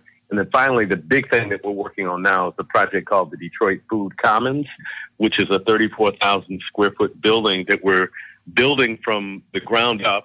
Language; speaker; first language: English; native; English